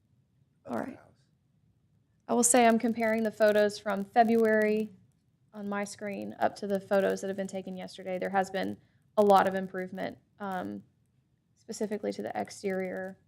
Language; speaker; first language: English; native; English